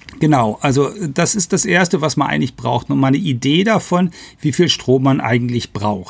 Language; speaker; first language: German; native; German